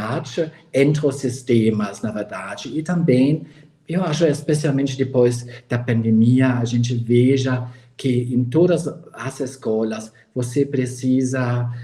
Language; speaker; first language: Portuguese; non-native, fluent; German